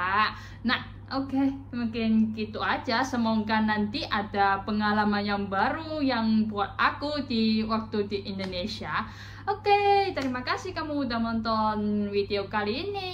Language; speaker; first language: Indonesian; non-native, fluent; Chinese